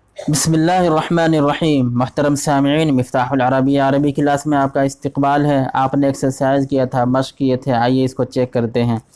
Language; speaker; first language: Urdu; native; Urdu